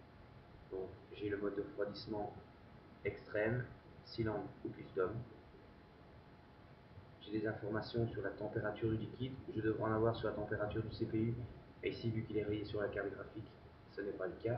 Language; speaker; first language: French; native; French